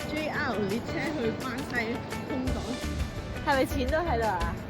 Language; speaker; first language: Cantonese; native; Cantonese